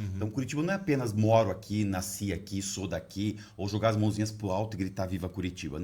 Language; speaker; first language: Portuguese; native; Portuguese